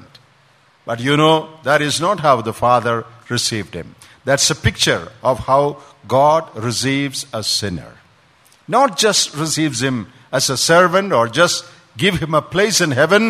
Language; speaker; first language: English; non-native, local second language; Malayalam